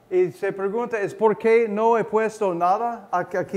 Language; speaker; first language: Spanish; non-native, learner; English